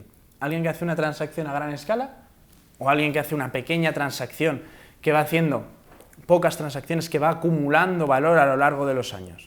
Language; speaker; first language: Spanish; native; Spanish